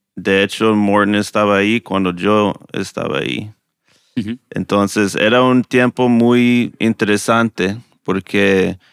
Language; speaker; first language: Spanish; non-native, fluent; English